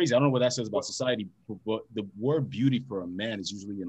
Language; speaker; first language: English; non-native, local second language; Yoruba